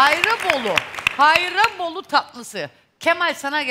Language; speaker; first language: Turkish; native; Turkish